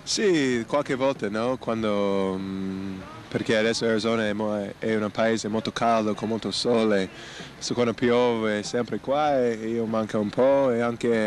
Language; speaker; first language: Italian; non-native, learner; English